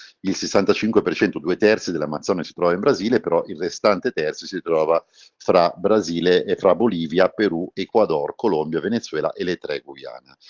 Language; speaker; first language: Italian; native; Italian